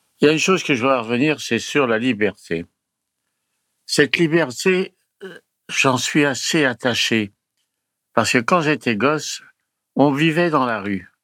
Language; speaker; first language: French; early bilingual, other home language; Italian